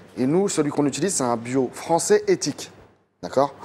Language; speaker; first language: French; native; French